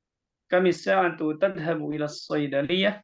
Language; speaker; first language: Arabic; non-native, learner; Indonesian